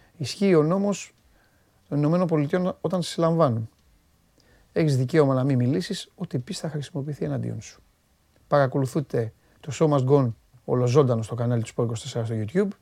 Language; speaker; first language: Greek; native; Greek